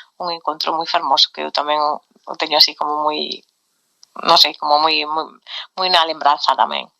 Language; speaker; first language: Galician; native; Galician